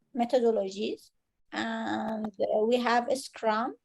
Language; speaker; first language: English; non-native, fluent; Persian